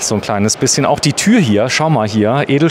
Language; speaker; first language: German; native; German